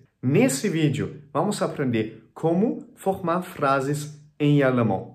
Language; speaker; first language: Portuguese; non-native, fluent; German